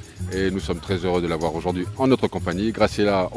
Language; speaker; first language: French; native; French